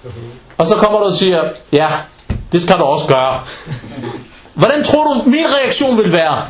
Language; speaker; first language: Danish; non-native, local second language; Arabic